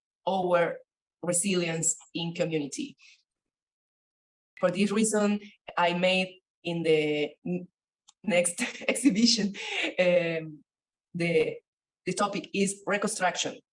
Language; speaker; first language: English; non-native, learner; Spanish